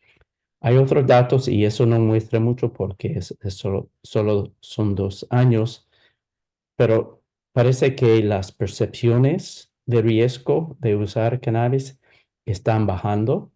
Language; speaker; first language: Spanish; non-native, fluent; English